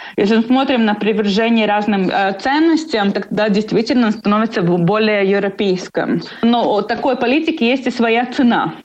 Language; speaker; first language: Russian; non-native, local second language; Latvian